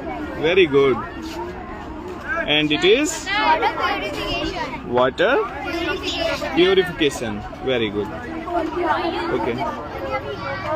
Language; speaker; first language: English; non-native, local second language; Hindi